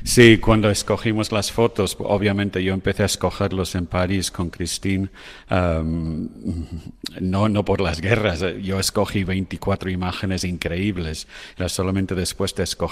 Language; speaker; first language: Spanish; non-native, fluent; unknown